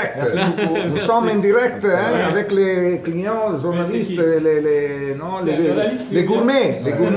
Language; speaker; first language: French; non-native, fluent; Italian